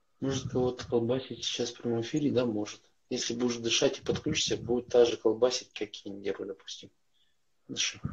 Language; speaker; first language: Russian; native; Russian